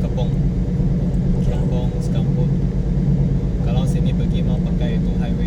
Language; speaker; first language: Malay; non-native, local second language; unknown